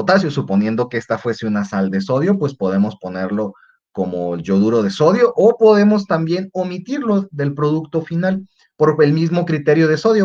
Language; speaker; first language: Spanish; native; Spanish